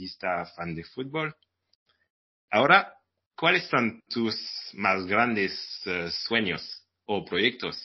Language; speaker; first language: Spanish; non-native, fluent; French